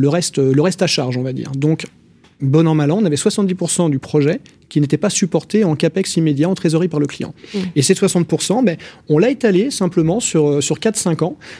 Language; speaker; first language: French; native; French